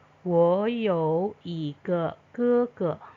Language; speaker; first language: Chinese; non-native, fluent; Indonesian